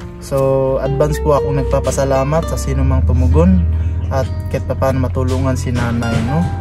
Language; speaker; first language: Filipino; non-native, local second language; Cebuano